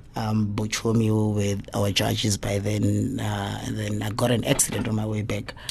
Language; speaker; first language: English; non-native, local second language; Zulu